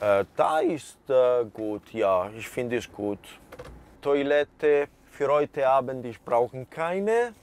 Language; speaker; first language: German; non-native, fluent; Italian